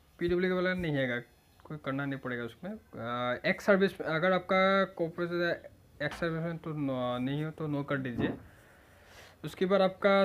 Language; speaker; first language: Hindi; non-native, local second language; Assamese